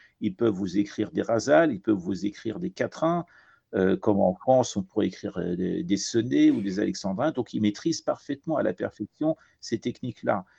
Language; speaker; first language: French; early bilingual, other home language; Persian